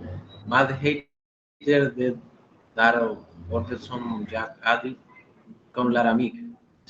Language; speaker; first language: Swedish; non-native, learner; Spanish